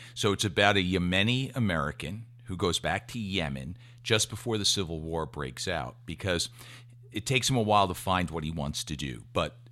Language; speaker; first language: English; native; English